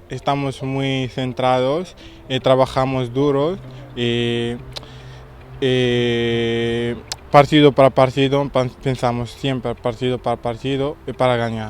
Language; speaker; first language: Spanish; non-native, learner; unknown